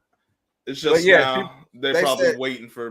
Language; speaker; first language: English; native; English